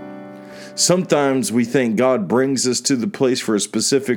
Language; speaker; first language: English; native; English